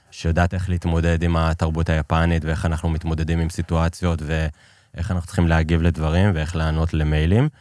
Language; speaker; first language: Hebrew; early bilingual, other home language; Persian